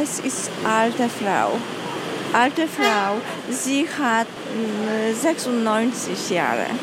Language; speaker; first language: German; non-native, learner; Polish